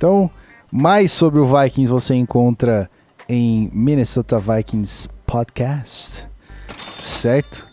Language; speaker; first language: Portuguese; native; Portuguese